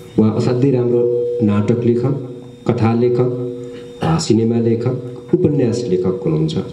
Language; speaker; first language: Nepali; native; Nepali